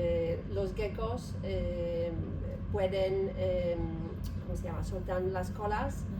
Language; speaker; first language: Spanish; non-native, learner; Polish